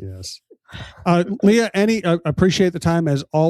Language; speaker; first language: English; native; English